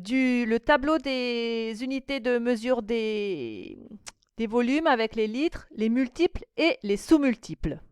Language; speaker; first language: French; native; French